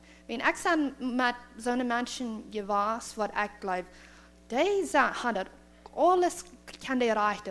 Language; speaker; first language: German; non-native, learner; Plautdietsch